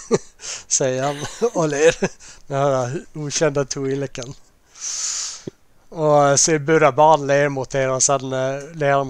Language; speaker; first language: Swedish; native; Swedish